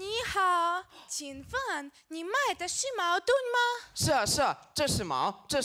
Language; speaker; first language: Chinese; non-native, learner; Russian